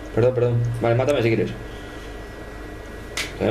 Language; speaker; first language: Spanish; native; Spanish